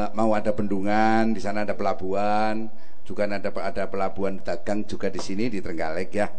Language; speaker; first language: Indonesian; native; Indonesian